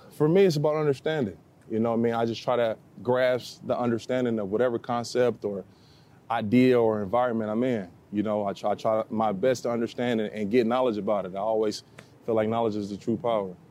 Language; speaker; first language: English; native; English